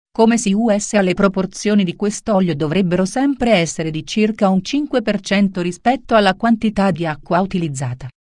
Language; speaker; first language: Italian; native; Italian